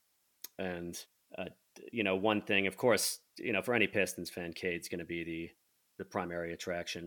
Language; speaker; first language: English; native; English